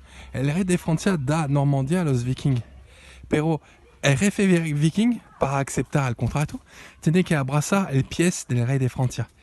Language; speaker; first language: Spanish; non-native, learner; French